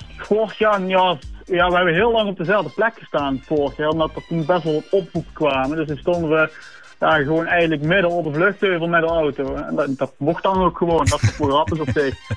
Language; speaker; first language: Dutch; native; Dutch